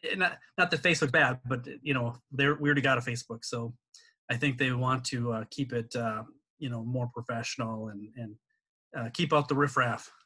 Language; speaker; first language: English; native; English